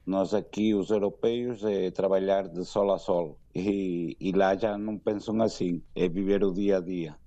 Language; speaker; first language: Portuguese; early bilingual, heritage; Portuguese